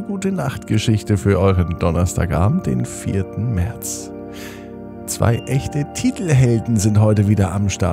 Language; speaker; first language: German; native; German